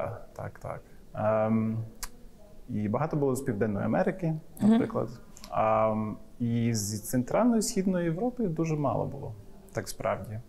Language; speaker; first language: Ukrainian; non-native, fluent; English